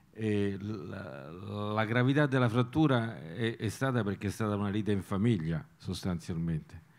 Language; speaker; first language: Italian; native; Italian